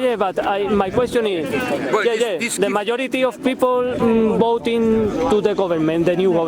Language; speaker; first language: English; non-native, learner; Spanish